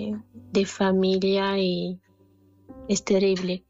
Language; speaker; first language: Spanish; non-native, learner; French